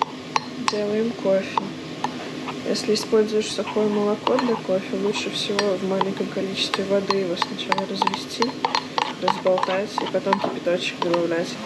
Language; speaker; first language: Russian; native; Russian